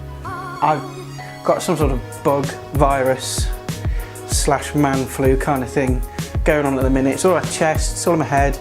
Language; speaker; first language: English; native; English